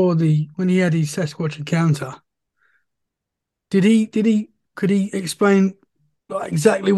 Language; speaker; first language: English; native; English